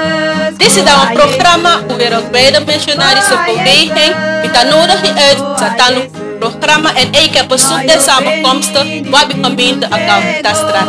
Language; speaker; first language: Dutch; non-native, local second language; Sranan Tongo